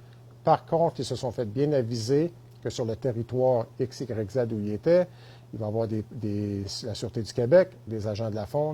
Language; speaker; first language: French; native; French